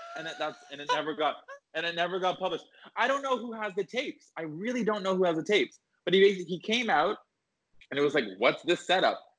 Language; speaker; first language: English; native; English